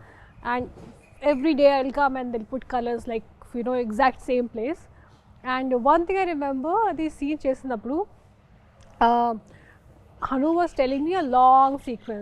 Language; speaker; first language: Telugu; non-native, local second language; Hindi